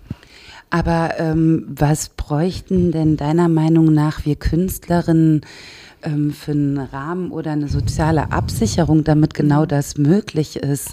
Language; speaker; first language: German; native; German